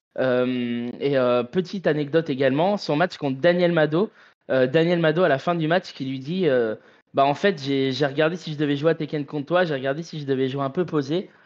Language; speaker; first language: French; native; French